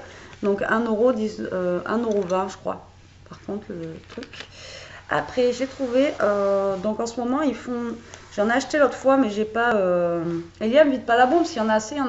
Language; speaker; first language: French; native; French